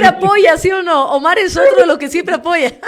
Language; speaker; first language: Spanish; native; Spanish